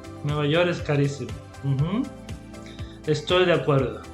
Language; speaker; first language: Spanish; non-native, fluent; English